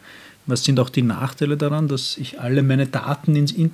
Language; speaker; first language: German; native; German